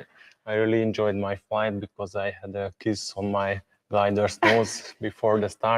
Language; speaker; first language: English; non-native, learner; Hungarian